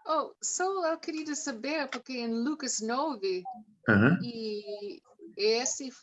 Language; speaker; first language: Portuguese; non-native, learner; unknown